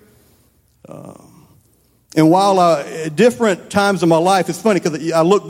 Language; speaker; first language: English; native; English